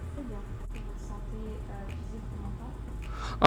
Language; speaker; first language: French; native; French